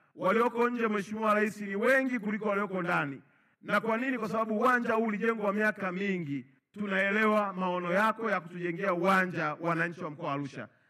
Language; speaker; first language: Swahili; native; Swahili